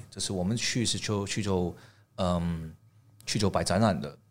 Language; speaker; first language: Chinese; non-native, fluent; Cantonese